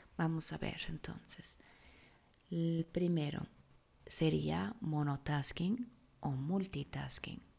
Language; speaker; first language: Spanish; non-native, fluent; German